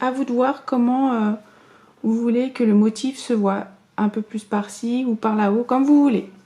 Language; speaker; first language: French; native; French